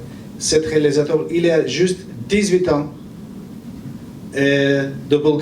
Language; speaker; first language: French; non-native, learner; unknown